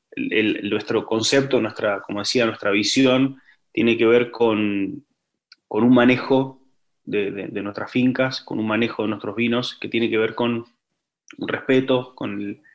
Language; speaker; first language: Spanish; native; Spanish